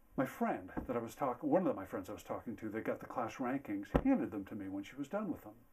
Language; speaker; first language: English; native; English